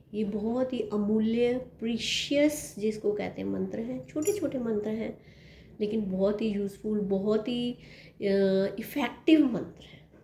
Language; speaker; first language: Hindi; non-native, local second language; Punjabi